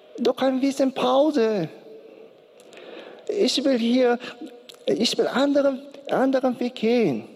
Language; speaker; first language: German; non-native, learner; Korean